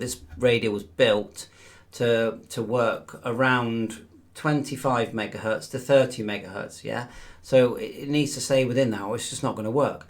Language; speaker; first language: English; native; English